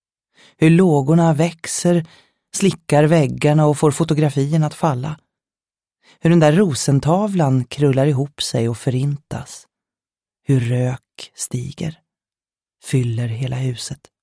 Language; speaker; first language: Swedish; native; Swedish